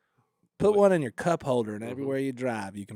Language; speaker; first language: English; native; English